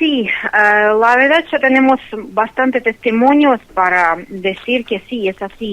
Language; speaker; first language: Spanish; non-native, fluent; Russian